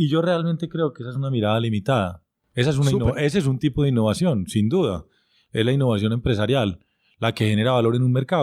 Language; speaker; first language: Spanish; native; Spanish